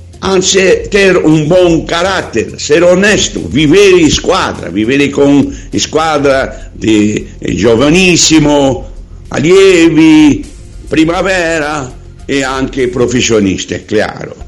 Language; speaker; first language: Italian; non-native, learner; Portuguese